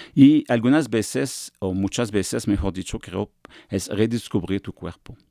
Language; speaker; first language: Spanish; non-native, fluent; French